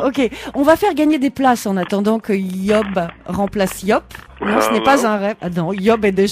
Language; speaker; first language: French; native; French